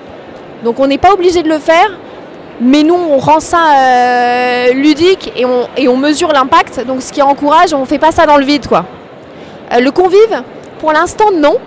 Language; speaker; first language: French; native; French